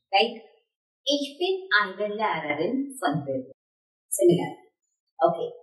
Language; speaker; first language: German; non-native, fluent; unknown